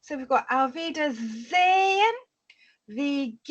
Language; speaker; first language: German; non-native, fluent; English